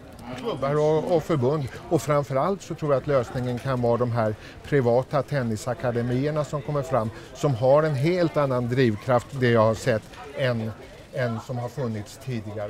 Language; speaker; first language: Swedish; native; Swedish